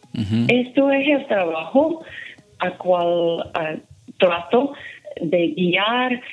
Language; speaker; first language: Spanish; non-native, fluent; English